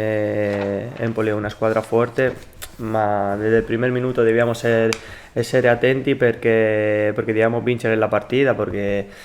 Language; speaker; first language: Italian; non-native, learner; Spanish